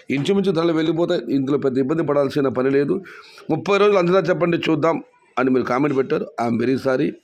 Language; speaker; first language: Telugu; non-native, local second language; Kannada